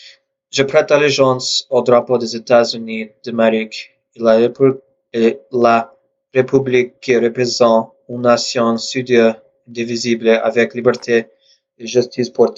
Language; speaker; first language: French; non-native, learner; English